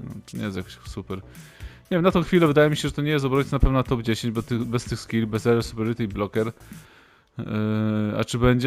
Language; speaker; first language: Polish; native; Polish